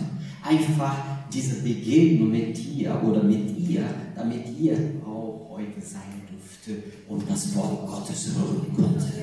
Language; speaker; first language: German; non-native, learner; Portuguese